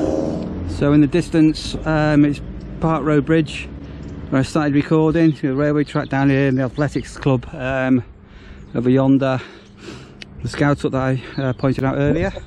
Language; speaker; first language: English; native; English